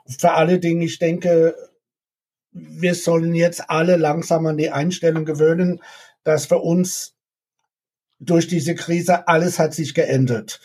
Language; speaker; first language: German; non-native, fluent; English